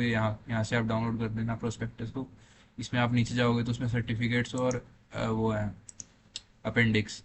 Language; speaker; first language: Hindi; native; Hindi